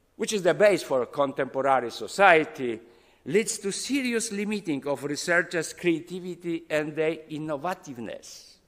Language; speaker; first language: English; non-native, fluent; Polish